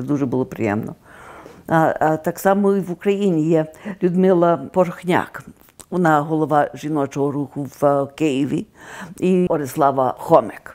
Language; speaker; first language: Ukrainian; early bilingual, heritage; Ukrainian